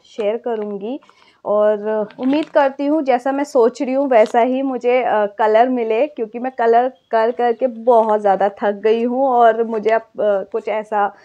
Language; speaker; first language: Hindi; native; Hindi